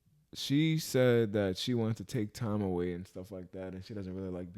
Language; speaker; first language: English; native; English